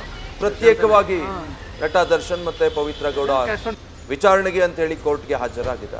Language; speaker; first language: Kannada; native; Kannada